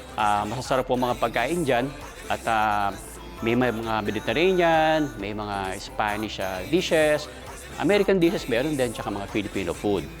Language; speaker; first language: Filipino; native; Filipino